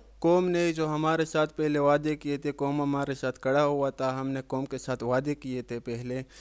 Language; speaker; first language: Urdu; non-native, local second language; Pashto